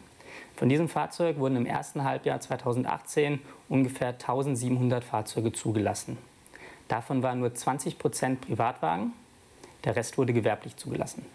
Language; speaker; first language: German; native; German